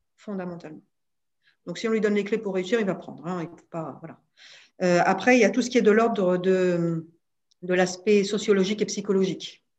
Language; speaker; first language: French; native; French